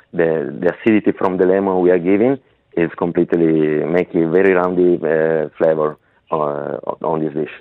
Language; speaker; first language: English; non-native, learner; Italian